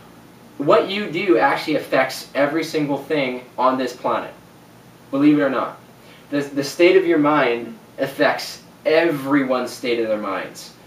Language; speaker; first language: English; native; English